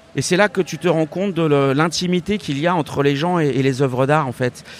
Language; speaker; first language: French; native; French